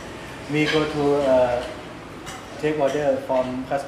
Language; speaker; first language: English; non-native, learner; Thai